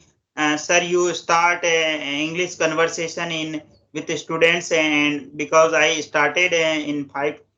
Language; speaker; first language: English; non-native, local second language; Hindi